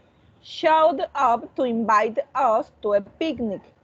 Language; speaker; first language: English; non-native, fluent; Spanish